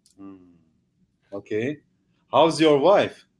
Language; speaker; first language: English; non-native, learner; Turkish